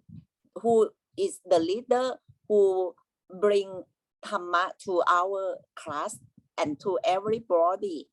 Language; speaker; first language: English; non-native, learner; Thai